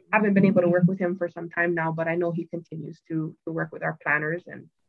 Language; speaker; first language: English; native; English